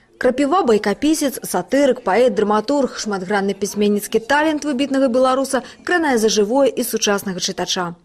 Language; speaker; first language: Belarusian; native; Belarusian